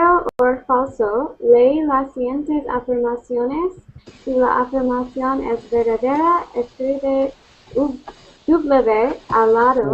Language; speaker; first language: Spanish; non-native, learner; English